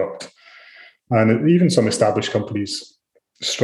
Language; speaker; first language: English; native; English